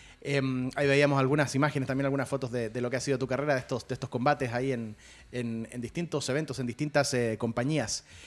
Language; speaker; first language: Spanish; native; Spanish